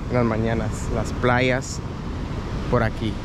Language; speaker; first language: Spanish; early bilingual, heritage; English